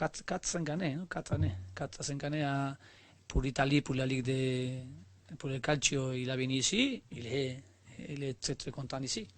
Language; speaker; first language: French; non-native, learner; Spanish